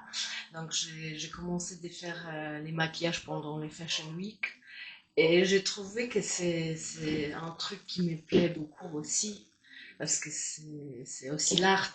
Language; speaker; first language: French; non-native, fluent; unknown